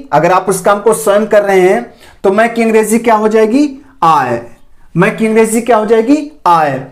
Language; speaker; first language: Hindi; native; Hindi